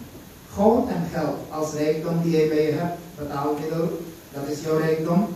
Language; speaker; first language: Dutch; non-native, local second language; Caribbean Hindustani